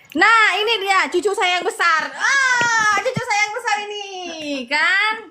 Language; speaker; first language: Indonesian; non-native, local second language; Madurese